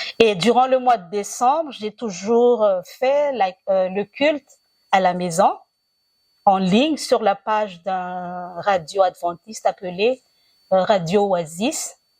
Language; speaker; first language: French; non-native, local second language; Malagasy